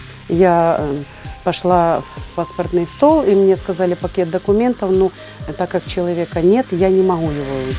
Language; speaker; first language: Ukrainian; non-native, local second language; Russian